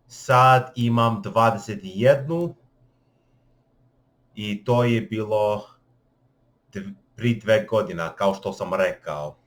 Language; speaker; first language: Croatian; non-native, learner; English